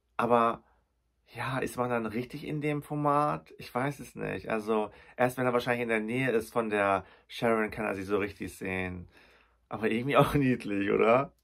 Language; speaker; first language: German; native; German